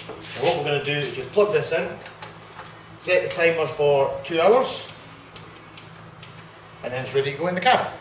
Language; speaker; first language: English; native; English